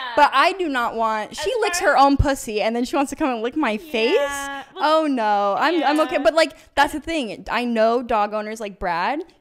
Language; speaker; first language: English; native; English